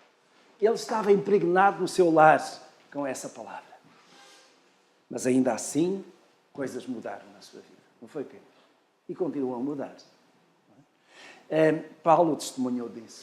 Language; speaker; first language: Portuguese; native; Portuguese